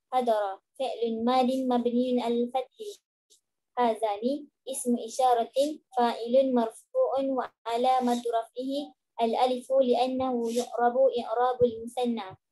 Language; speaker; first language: Arabic; non-native, learner; Malay